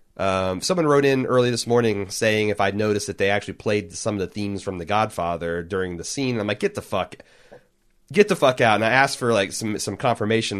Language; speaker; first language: English; native; English